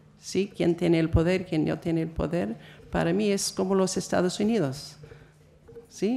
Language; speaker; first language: Spanish; non-native, fluent; English